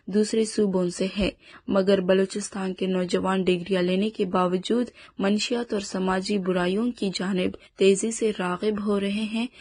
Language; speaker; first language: Urdu; non-native, local second language; Baluchi